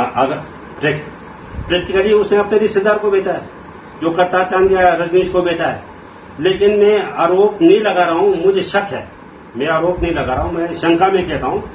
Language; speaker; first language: Hindi; native; Hindi